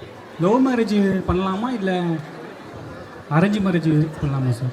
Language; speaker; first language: Tamil; native; Tamil